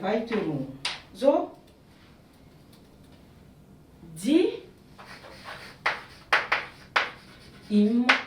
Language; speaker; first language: German; non-native, learner; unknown